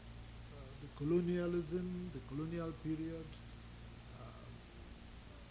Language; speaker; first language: English; non-native, local second language; Igbo